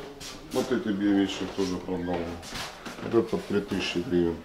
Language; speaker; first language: Russian; native; Russian